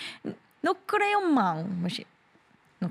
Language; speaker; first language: Portuguese; non-native, learner; English